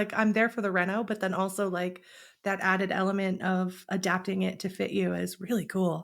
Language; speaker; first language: English; native; English